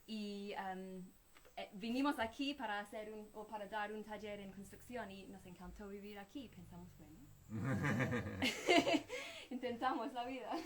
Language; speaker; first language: Spanish; non-native, fluent; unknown